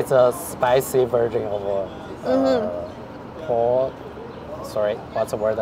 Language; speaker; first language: English; non-native, fluent; Chinese